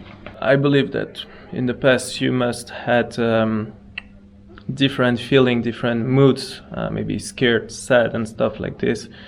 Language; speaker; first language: English; non-native, fluent; French